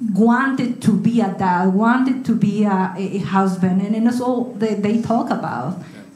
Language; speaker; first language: English; non-native, learner; Spanish